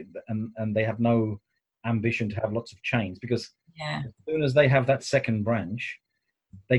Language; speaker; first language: English; native; English